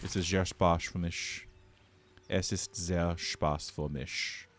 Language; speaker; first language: German; non-native, learner; English